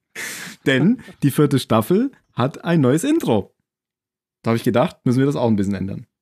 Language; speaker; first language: German; native; German